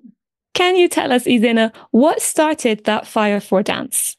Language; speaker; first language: English; native; English